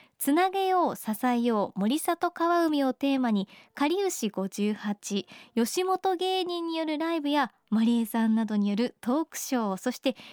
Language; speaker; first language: Japanese; native; Japanese